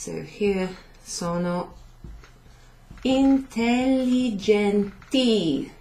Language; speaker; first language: Italian; non-native, fluent; English